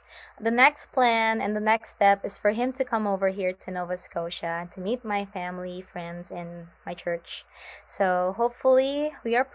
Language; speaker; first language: English; non-native, local second language; Filipino